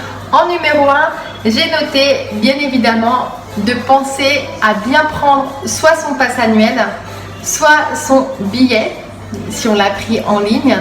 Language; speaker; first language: French; native; French